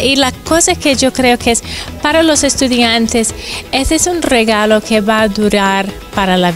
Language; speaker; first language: Spanish; non-native, fluent; English